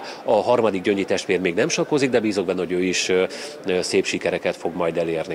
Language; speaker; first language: Hungarian; native; Hungarian